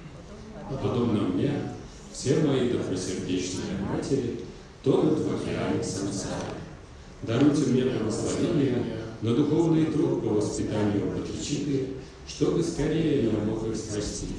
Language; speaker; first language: Russian; native; Russian